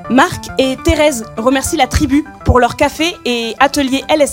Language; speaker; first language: French; native; French